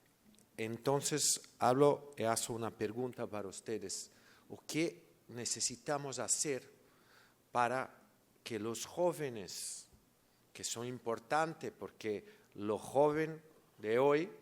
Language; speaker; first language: Spanish; non-native, learner; Portuguese